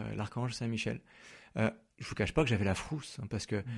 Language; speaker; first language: French; native; French